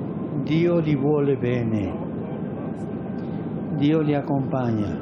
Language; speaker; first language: Italian; non-native, fluent; Spanish